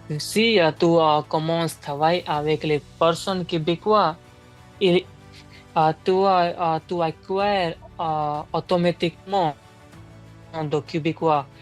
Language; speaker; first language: French; non-native, learner; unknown